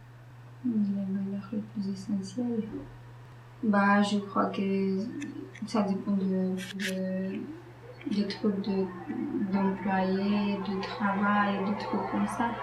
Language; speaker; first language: French; early bilingual, other home language; Romanian